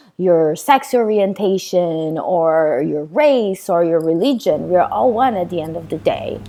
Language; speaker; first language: English; non-native, fluent; Portuguese